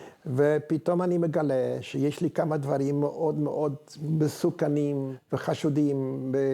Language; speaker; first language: Hebrew; non-native, fluent; Hungarian